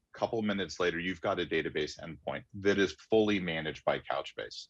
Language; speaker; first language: English; native; English